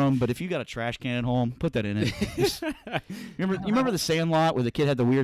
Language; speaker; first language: English; native; English